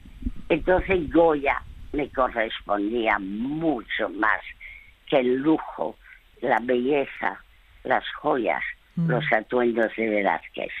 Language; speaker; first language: Spanish; early bilingual, other home language; French